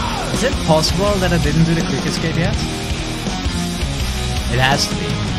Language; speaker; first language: English; non-native, fluent; German